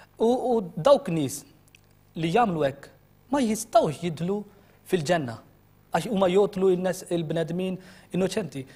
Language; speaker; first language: Maltese; non-native, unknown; Urdu